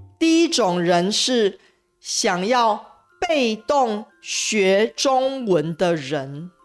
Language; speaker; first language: Chinese; native; Chinese